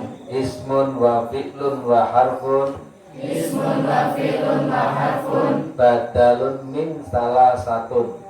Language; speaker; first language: Arabic; non-native, fluent; Javanese